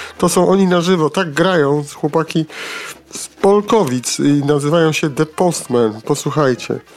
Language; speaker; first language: Polish; native; Polish